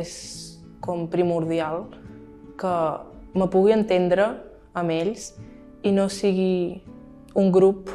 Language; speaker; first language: Catalan; non-native, local second language; Spanish